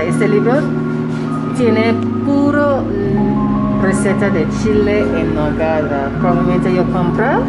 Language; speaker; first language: Spanish; non-native, learner; English